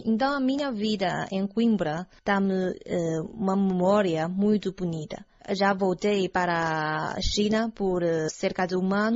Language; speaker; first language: Portuguese; non-native, learner; Chinese